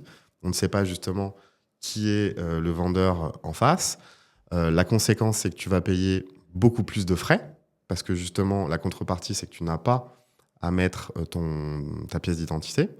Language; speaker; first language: French; native; French